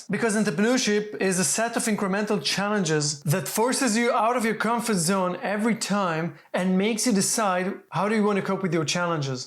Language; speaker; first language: English; non-native, fluent; Hebrew